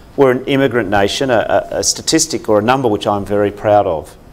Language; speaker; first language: English; native; English